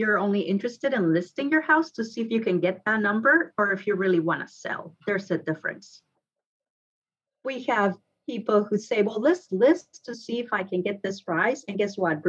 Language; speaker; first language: English; non-native, fluent; Spanish